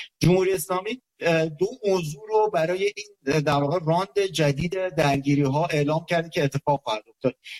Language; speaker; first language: Persian; native; Persian